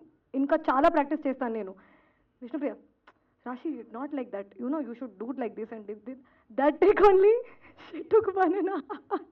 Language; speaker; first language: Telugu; non-native, fluent; Hindi